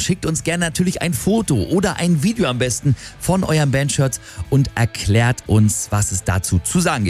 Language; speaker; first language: German; native; German